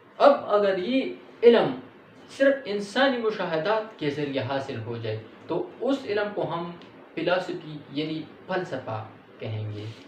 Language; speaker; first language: Urdu; non-native, local second language; Pashto